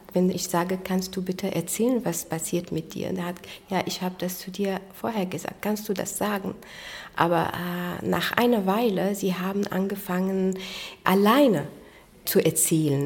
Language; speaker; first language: German; non-native, fluent; Arabic